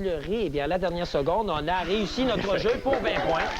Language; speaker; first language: French; native; French